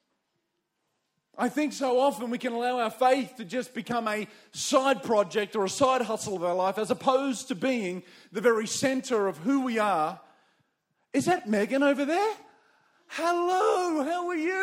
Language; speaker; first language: English; native; English